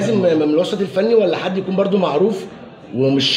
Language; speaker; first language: Arabic; native; Arabic